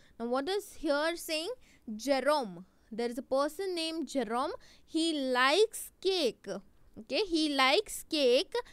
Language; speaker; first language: English; non-native, local second language; Hindi